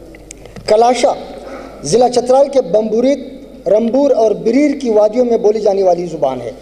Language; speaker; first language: Urdu; non-native, local second language; Northern Hindko